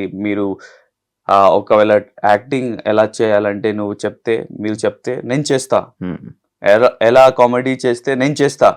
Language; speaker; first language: Telugu; non-native, learner; Hindi